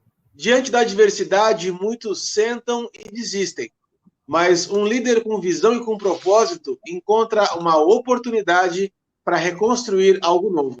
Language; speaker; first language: Portuguese; native; Portuguese